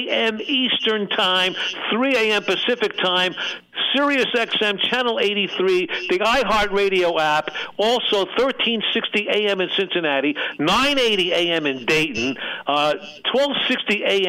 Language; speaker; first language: English; native; English